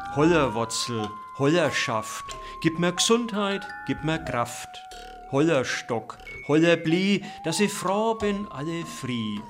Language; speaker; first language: German; native; German